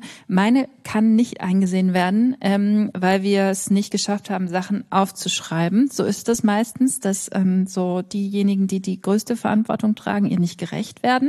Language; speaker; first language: German; native; German